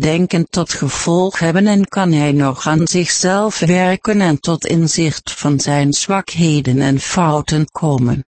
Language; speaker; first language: Dutch; native; Dutch